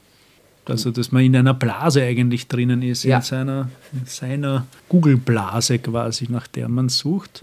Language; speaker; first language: German; native; German